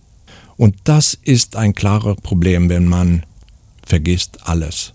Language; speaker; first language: German; non-native, learner; Swedish